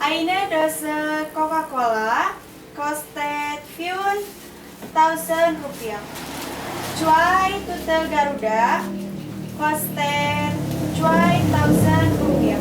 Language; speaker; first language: German; non-native, learner; Indonesian